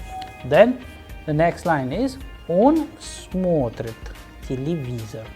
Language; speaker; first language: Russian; non-native, fluent; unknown